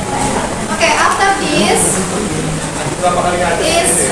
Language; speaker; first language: English; non-native, fluent; Indonesian